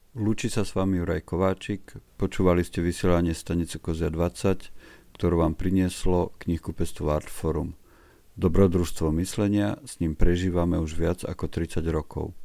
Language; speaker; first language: Slovak; native; Slovak